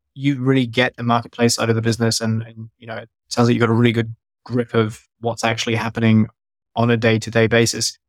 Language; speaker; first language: English; native; English